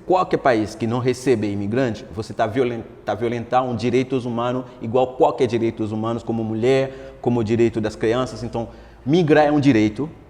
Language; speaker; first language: Portuguese; non-native, fluent; Haitian Creole